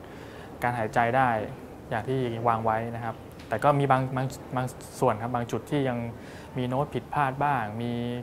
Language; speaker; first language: Thai; native; Thai